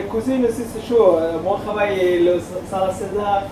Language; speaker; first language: French; non-native, learner; Bangla